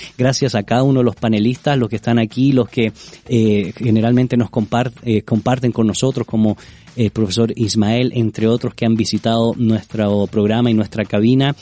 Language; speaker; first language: Spanish; native; Spanish